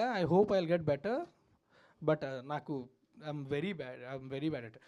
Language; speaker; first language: Telugu; native; Telugu